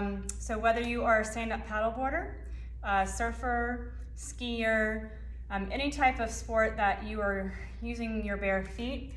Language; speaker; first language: English; native; English